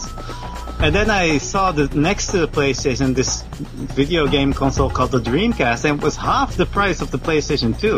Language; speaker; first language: English; non-native, fluent; Dutch